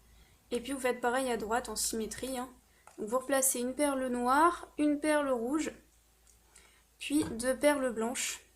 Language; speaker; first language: French; native; French